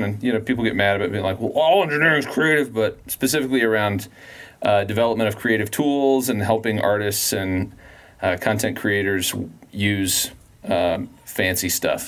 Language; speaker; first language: English; native; English